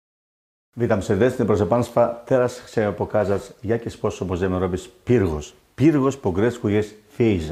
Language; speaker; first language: Polish; non-native, fluent; Greek